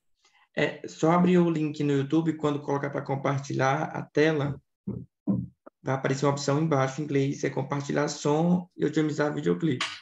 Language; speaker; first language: Portuguese; native; Portuguese